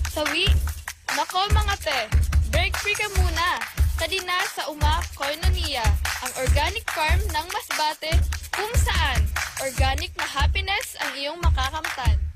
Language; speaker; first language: Filipino; non-native, local second language; Masbatenyo